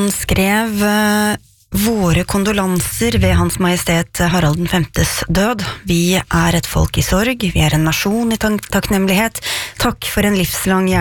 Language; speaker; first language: Norwegian; native; Norwegian